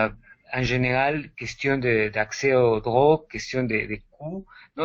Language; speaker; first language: French; non-native, fluent; Spanish